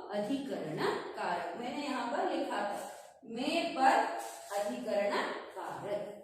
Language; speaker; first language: Hindi; non-native, local second language; Kannada